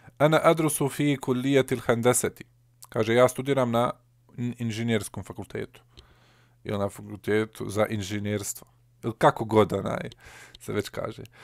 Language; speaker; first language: Bosnian; early bilingual, heritage; Bosnian